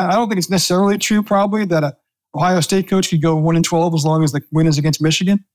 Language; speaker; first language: English; native; English